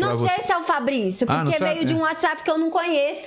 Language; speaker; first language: Portuguese; native; Portuguese